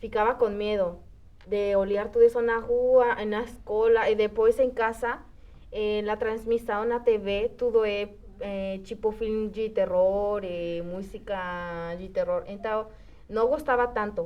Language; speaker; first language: Portuguese; non-native, fluent; Spanish